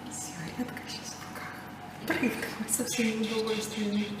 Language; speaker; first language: Russian; native; Russian